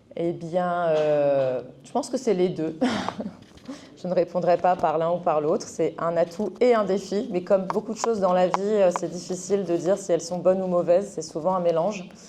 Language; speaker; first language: French; early bilingual, other home language; Arabic